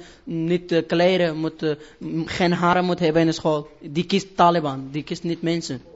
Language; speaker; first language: Dutch; non-native, learner; Persian